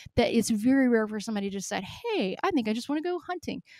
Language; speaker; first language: English; native; English